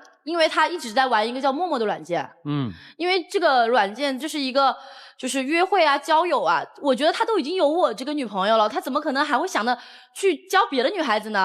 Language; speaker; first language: Chinese; native; Chinese